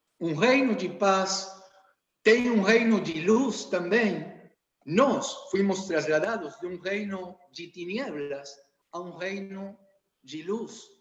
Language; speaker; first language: Portuguese; non-native, learner; Spanish